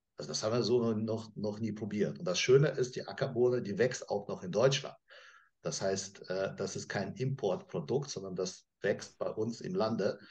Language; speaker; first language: German; non-native, fluent; Russian